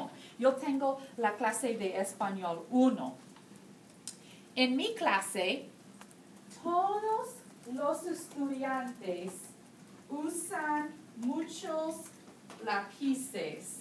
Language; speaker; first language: Spanish; non-native, learner; English